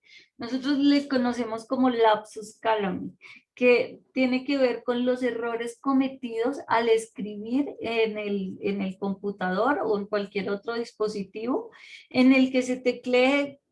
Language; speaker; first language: Spanish; native; Spanish